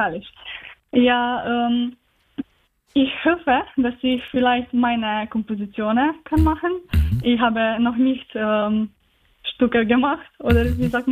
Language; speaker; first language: German; non-native, learner; Slovenian